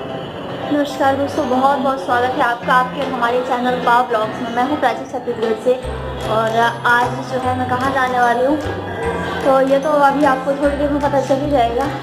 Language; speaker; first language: Hindi; native; Hindi